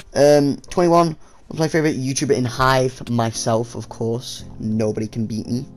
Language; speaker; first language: English; native; English